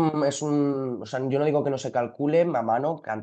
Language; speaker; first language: Spanish; native; Spanish